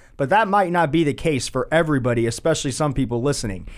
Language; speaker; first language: English; native; English